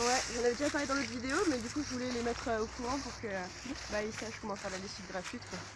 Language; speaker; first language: French; native; French